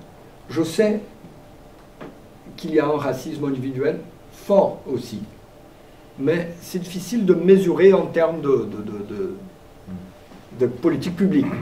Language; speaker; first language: French; non-native, fluent; Portuguese